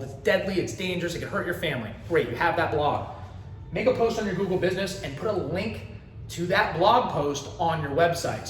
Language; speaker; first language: English; native; English